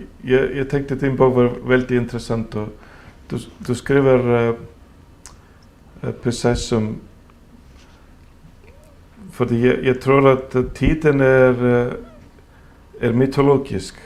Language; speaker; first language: Swedish; non-native, fluent; Icelandic